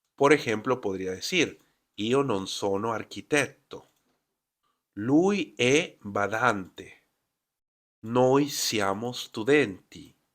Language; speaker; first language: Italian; non-native, fluent; Spanish